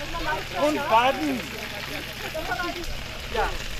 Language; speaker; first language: German; non-native, fluent; Ewe